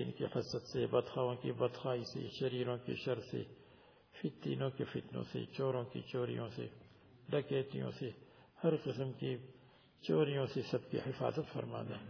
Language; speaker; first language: Urdu; native; Urdu